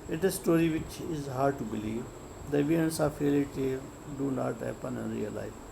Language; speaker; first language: English; non-native, local second language; Urdu